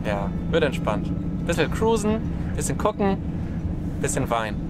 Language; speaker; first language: German; native; German